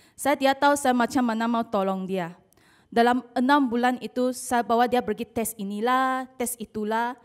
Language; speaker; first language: Malay; non-native, local second language; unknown